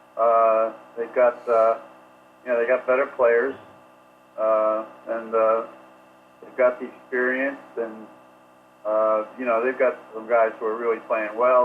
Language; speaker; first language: English; native; English